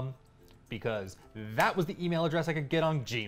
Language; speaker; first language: English; native; English